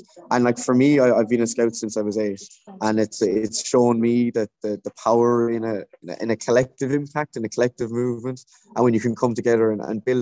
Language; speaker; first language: English; native; English